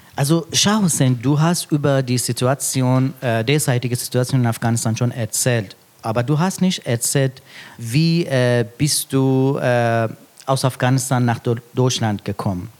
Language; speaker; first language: German; non-native, fluent; Persian